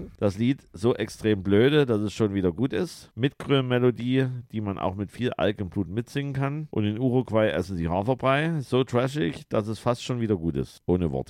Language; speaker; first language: German; native; German